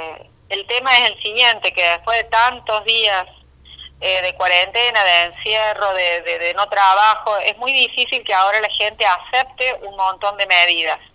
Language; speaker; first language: Spanish; native; Spanish